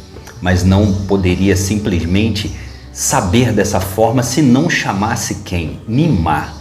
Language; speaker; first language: Portuguese; native; Portuguese